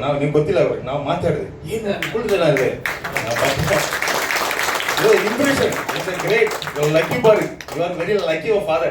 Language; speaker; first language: Kannada; non-native, learner; Tamil